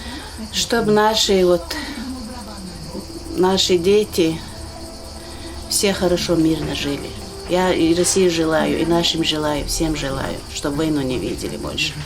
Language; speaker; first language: Russian; non-native, local second language; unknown